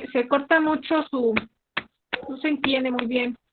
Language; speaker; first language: Spanish; native; Spanish